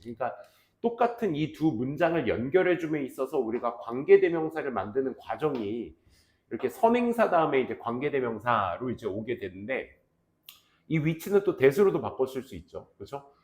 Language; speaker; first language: Korean; native; Korean